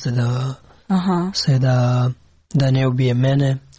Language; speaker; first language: Serbian; non-native, learner; Pashto